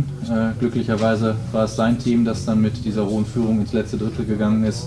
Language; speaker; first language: German; native; German